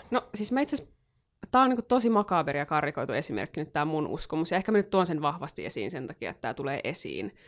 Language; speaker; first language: Finnish; native; Finnish